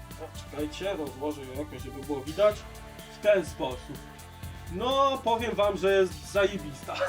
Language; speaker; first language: Polish; native; Polish